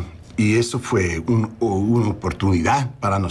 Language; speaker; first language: Spanish; non-native, learner; English